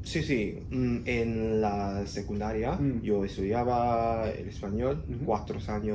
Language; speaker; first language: Spanish; non-native, learner; Cantonese